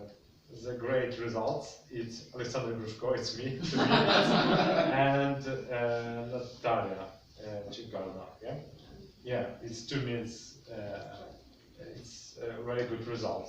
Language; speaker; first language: English; non-native, learner; Russian